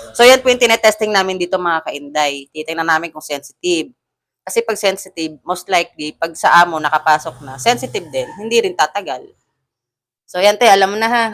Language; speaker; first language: Filipino; native; Filipino